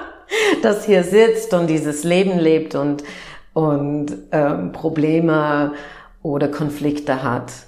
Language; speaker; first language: German; non-native, fluent; English